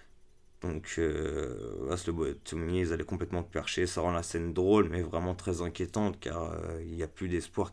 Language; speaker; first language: French; native; French